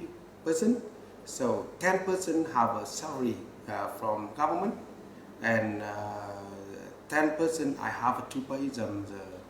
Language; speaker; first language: English; non-native, learner; Vietnamese